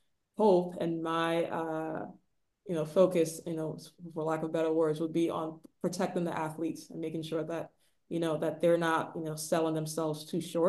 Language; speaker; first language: English; non-native, local second language; Igbo